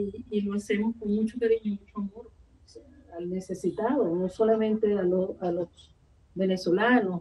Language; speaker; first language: Spanish; native; Spanish